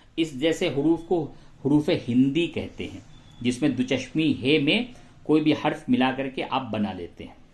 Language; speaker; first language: Hindi; native; Hindi